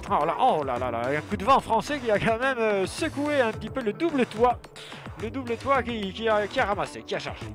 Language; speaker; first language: French; native; French